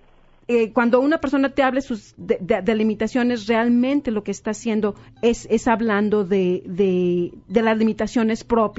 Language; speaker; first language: Spanish; native; Spanish